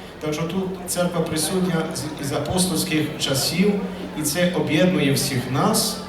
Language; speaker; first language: Ukrainian; early bilingual, heritage; Ukrainian